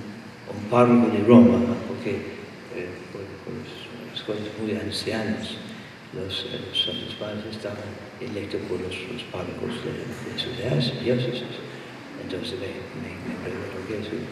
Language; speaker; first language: Spanish; non-native, fluent; English